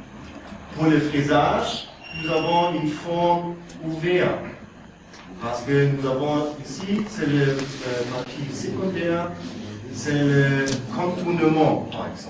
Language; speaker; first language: French; non-native, learner; German